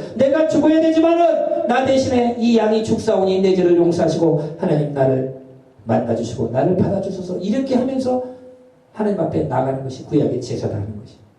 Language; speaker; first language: Korean; native; Korean